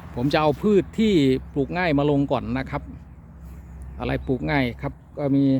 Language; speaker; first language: Thai; native; Thai